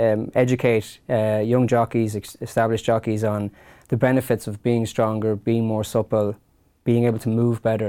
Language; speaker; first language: English; native; English